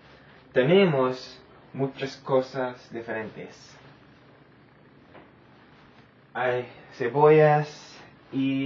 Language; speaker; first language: Spanish; non-native, learner; English